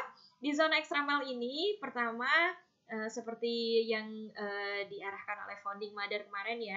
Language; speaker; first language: Indonesian; native; Indonesian